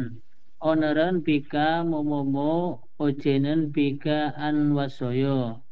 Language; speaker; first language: Korean; non-native, learner; Indonesian